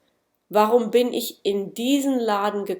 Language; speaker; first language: German; non-native, fluent; English